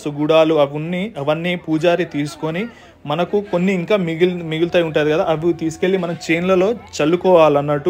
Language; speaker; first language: Telugu; non-native, local second language; Lambadi